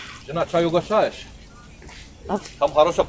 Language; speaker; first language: Russian; non-native, learner; Turkish